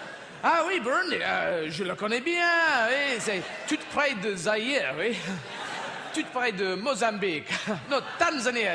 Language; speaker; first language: French; non-native, learner; English